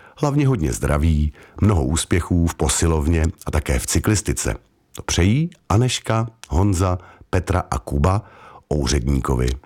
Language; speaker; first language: Czech; native; Czech